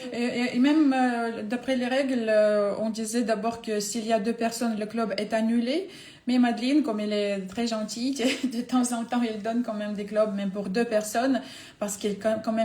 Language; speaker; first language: French; non-native, fluent; Ukrainian